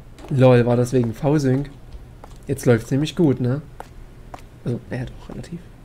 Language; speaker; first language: German; native; German